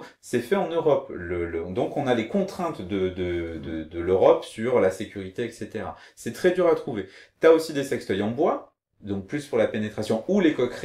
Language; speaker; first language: French; native; French